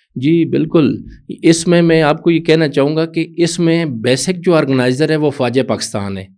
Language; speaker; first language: Urdu; non-native, local second language; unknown